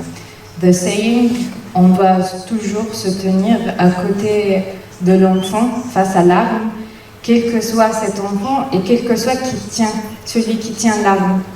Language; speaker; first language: French; non-native, fluent; Arabic